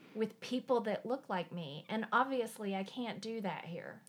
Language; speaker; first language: English; native; English